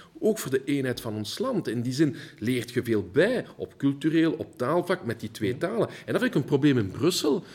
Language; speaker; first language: Dutch; early bilingual, heritage; Dutch